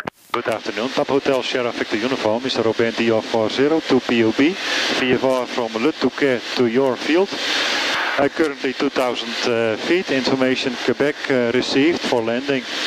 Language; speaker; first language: English; non-native, fluent; Dutch